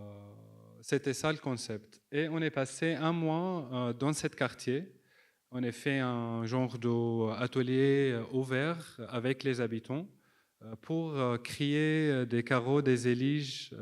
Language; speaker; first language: French; non-native, fluent; Arabic